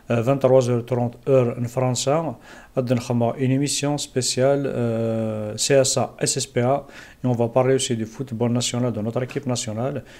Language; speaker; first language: French; non-native, local second language; Kabyle